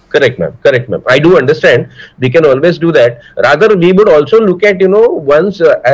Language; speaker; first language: English; non-native, local second language; Marathi